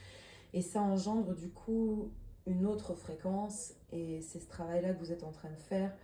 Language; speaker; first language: French; native; French